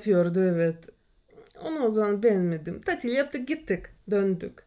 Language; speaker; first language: Turkish; non-native, fluent; Russian